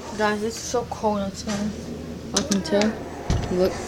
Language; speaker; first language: English; native; English